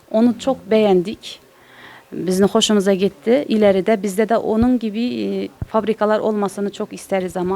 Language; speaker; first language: Turkish; non-native, learner; Uzbek